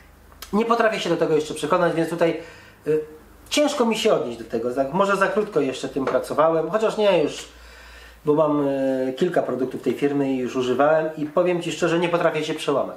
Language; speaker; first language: Polish; native; Polish